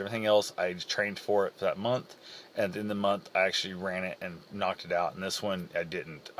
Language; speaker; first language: English; native; English